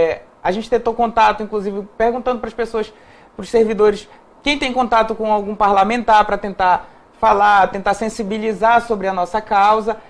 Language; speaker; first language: Portuguese; native; Portuguese